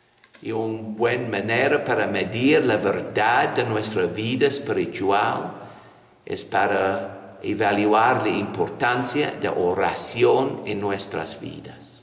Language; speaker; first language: Spanish; non-native, fluent; English